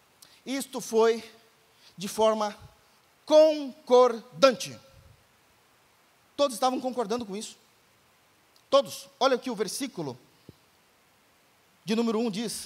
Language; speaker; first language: Portuguese; native; Portuguese